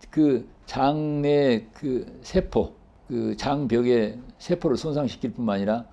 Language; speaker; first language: Korean; native; Korean